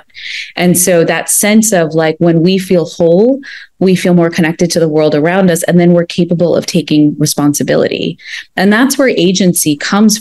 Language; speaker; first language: English; native; English